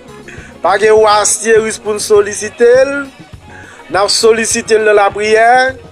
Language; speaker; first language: French; non-native, local second language; Haitian Creole